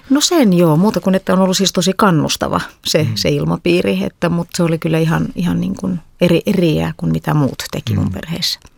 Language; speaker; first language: Finnish; native; Finnish